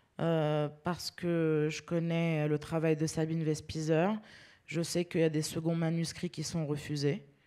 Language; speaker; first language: French; early bilingual, other home language; Arabic